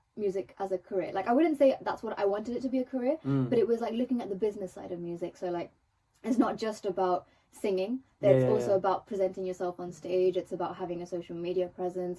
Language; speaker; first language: English; non-native, local second language; Telugu